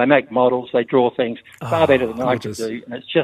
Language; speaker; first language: English; native; English